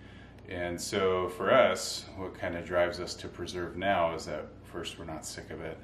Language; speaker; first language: English; native; English